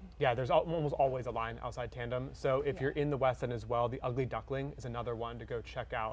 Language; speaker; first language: English; native; English